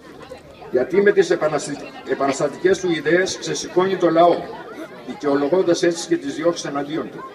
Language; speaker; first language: Greek; native; Greek